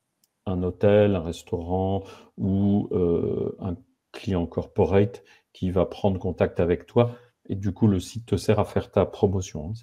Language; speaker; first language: French; native; French